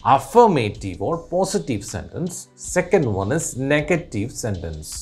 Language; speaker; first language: English; non-native, local second language; Malayalam